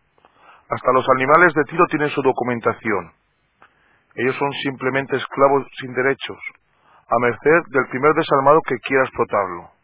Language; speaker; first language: Spanish; native; Spanish